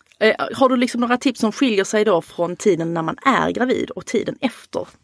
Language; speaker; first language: Swedish; native; Swedish